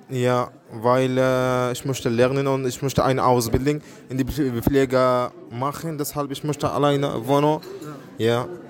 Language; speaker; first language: German; non-native, learner; Arabic